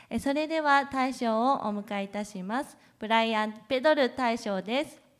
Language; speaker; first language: Japanese; native; Japanese